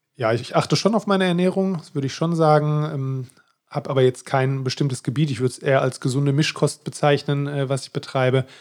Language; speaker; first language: German; native; German